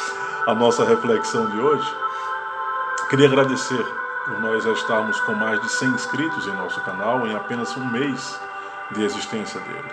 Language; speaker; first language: Portuguese; native; Portuguese